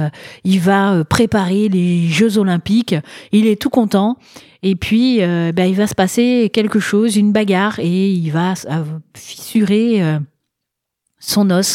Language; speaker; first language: French; native; French